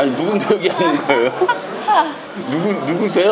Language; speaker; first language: Korean; native; Korean